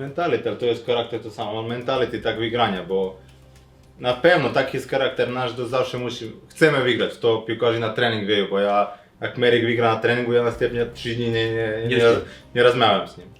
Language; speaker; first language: Polish; non-native, learner; Serbian